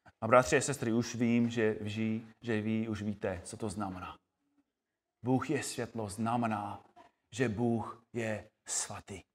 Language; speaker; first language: Czech; non-native, fluent; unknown